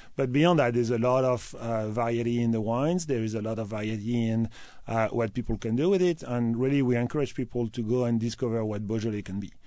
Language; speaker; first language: English; non-native, fluent; French